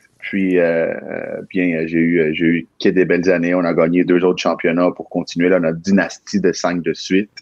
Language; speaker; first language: French; early bilingual, other home language; Spanish